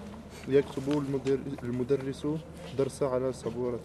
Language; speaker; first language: Arabic; non-native, learner; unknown